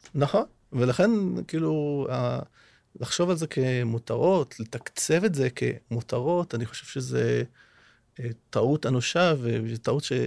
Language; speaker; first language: Hebrew; non-native, local second language; Arabic